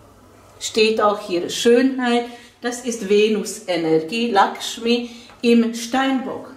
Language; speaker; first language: German; non-native, fluent; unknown